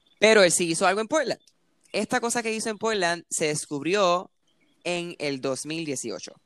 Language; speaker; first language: Spanish; early bilingual, heritage; Spanish